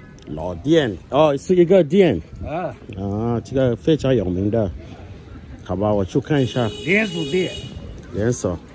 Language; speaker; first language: Chinese; non-native, learner; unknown